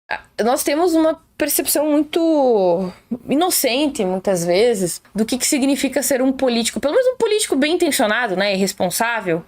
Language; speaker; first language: Portuguese; native; Portuguese